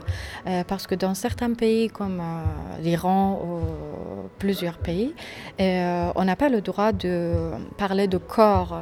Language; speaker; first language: French; non-native, fluent; Persian